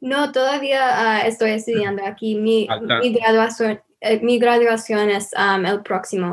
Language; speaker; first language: Spanish; non-native, learner; English